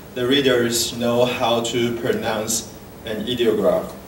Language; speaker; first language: English; non-native, fluent; Chinese